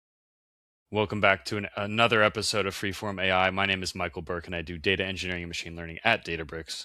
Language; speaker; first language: English; native; English